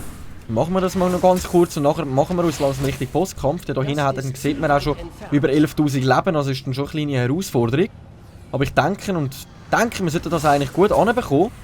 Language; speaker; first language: German; native; German